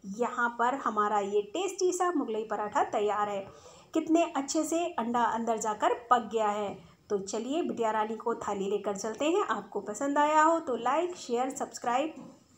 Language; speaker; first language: Hindi; native; Hindi